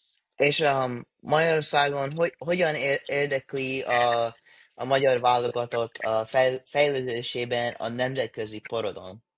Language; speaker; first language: Hungarian; early bilingual, heritage; English